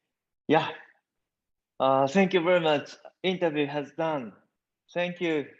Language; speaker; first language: English; non-native, learner; Japanese